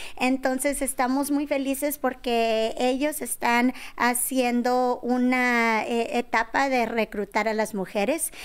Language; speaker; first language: Spanish; early bilingual, heritage; Spanish